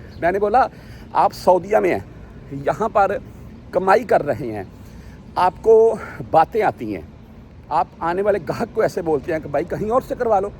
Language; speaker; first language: Urdu; non-native, local second language; Punjabi